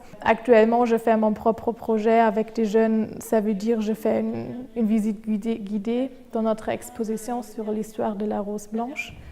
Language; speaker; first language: French; non-native, fluent; German